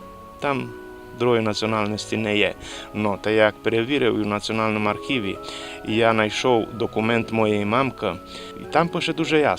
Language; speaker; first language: Ukrainian; early bilingual, heritage; Rusyn